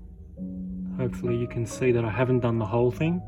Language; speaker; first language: English; native; English